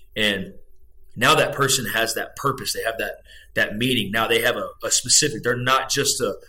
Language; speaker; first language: English; native; English